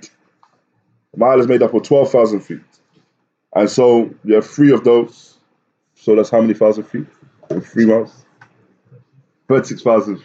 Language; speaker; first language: English; native; English